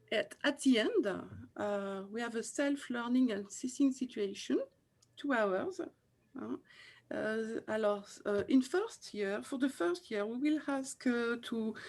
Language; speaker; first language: English; non-native, fluent; French